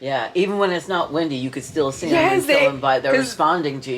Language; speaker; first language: English; native; English